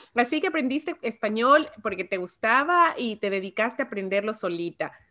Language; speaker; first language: Spanish; native; Spanish